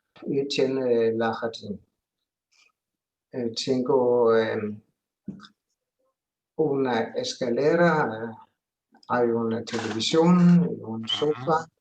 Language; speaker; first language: Spanish; non-native, learner; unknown